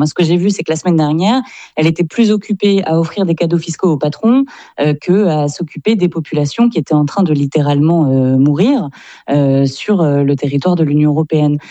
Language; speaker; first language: French; native; French